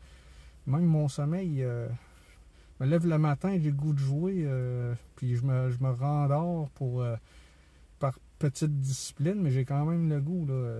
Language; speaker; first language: French; native; French